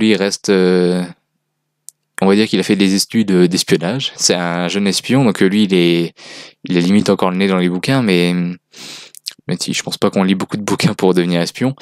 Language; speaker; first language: French; native; French